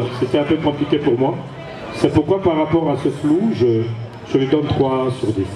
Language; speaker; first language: French; non-native, local second language; Lingala